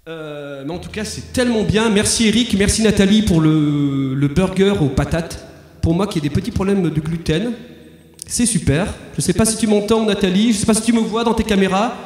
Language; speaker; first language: French; native; French